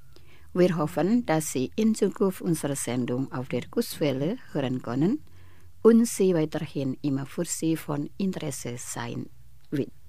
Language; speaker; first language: German; non-native, fluent; Indonesian